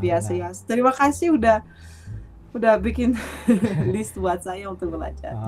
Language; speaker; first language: Indonesian; non-native, fluent; Russian